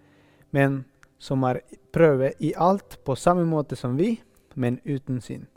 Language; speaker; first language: Norwegian; non-native, fluent; Spanish